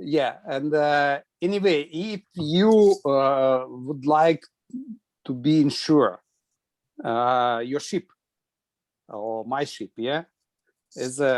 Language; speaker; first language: English; non-native, learner; Russian